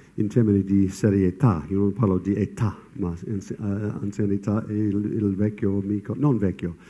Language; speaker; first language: Italian; non-native, fluent; English